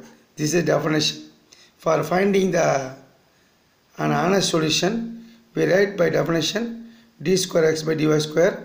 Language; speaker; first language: English; non-native, local second language; Tamil